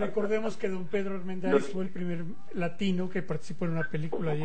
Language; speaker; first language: Spanish; native; Spanish